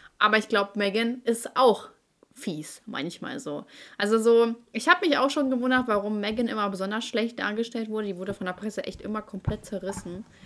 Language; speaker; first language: German; early bilingual, other home language; Ukrainian